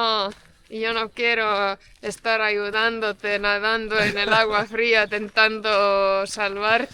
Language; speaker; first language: Spanish; non-native, fluent; Estonian